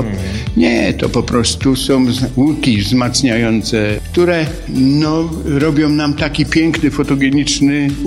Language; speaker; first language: Polish; native; Polish